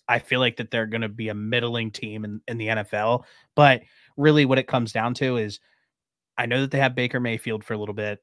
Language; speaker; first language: English; native; English